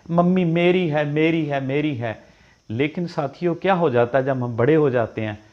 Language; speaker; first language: Hindi; non-native, local second language; Punjabi